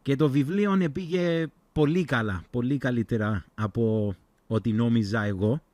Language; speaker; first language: Greek; non-native, learner; English